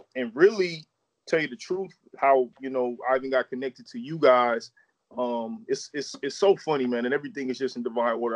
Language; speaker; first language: English; native; English